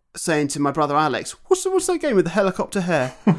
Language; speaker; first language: English; native; English